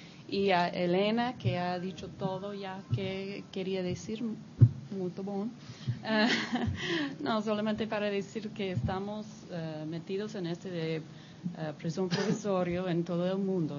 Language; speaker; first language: Spanish; non-native, learner; English